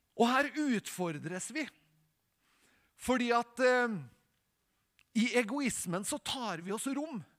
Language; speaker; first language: Norwegian; native; Norwegian